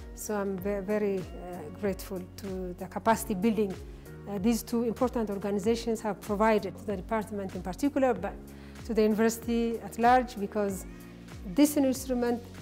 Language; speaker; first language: English; non-native, fluent; Amharic